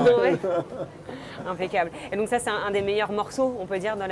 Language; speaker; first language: French; native; French